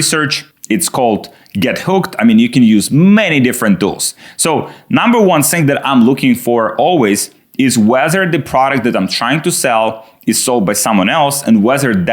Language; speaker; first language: English; non-native, fluent; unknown